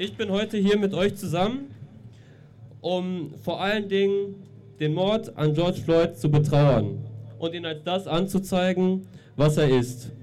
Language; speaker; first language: German; native; German